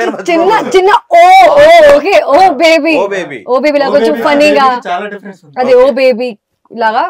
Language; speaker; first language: Telugu; non-native, local second language; Hindi